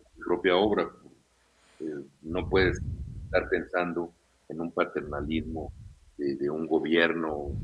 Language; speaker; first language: Spanish; native; Spanish